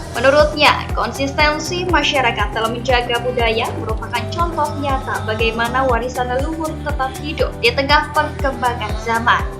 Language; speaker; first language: Indonesian; native; Indonesian